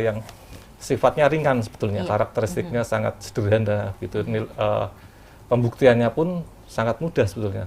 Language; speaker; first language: Indonesian; native; Indonesian